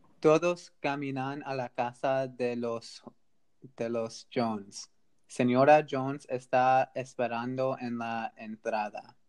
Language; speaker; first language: Spanish; non-native, learner; English